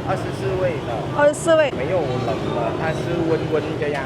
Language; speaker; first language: Chinese; early bilingual, heritage; Chinese